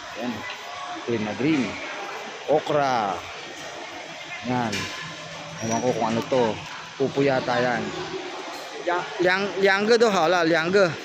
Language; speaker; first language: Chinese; non-native, learner; Filipino